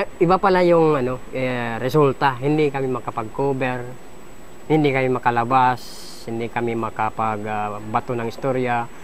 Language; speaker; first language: Filipino; non-native, local second language; Waray